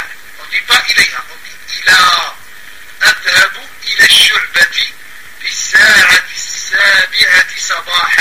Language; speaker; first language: Arabic; non-native, fluent; French